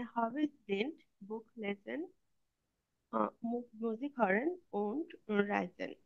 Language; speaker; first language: German; non-native, learner; Bangla